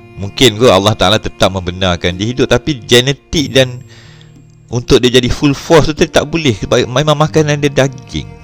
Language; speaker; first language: Malay; native; Malay